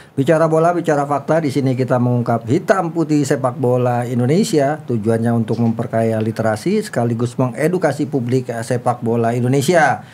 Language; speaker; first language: Indonesian; native; Indonesian